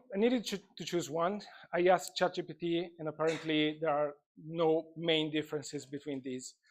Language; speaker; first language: English; non-native, fluent; Italian